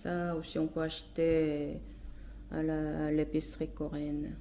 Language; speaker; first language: French; non-native, fluent; Korean